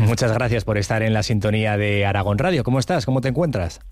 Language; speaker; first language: Spanish; native; Spanish